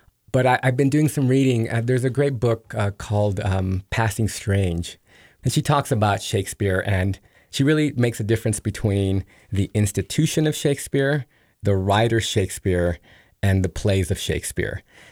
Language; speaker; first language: English; early bilingual, other home language; Spanish